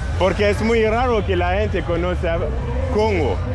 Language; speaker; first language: Spanish; non-native, learner; French